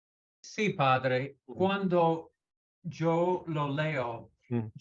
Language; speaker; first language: Spanish; non-native, learner; English